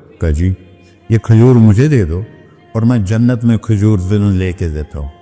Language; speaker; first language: Urdu; non-native, local second language; Punjabi